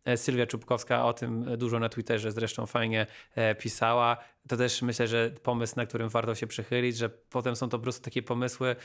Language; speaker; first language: Polish; native; Polish